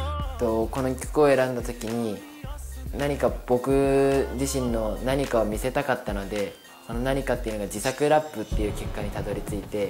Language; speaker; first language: Japanese; native; Japanese